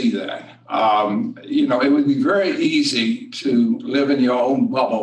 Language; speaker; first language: English; native; English